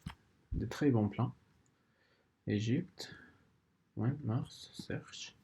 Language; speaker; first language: French; non-native, learner; Spanish